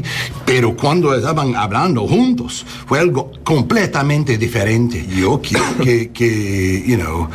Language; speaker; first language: Spanish; non-native, learner; English